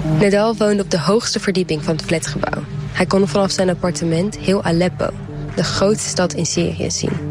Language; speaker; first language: Dutch; early bilingual, heritage; Dutch